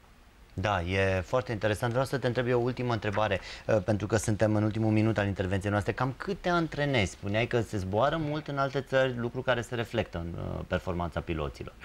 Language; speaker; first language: Romanian; native; Romanian